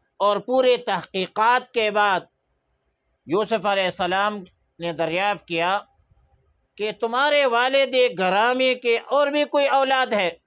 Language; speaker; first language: Urdu; non-native, local second language; Pashto